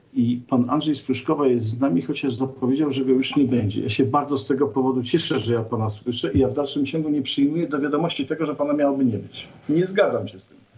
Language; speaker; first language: Polish; native; Polish